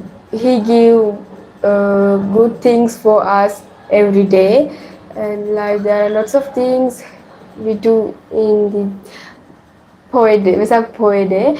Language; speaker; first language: English; non-native, learner; Sinhala